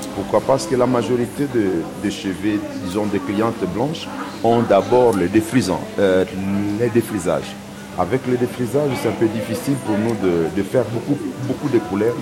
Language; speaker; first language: French; non-native, local second language; Lingala